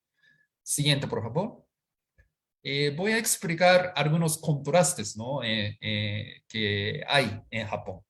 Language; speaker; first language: Spanish; non-native, fluent; Japanese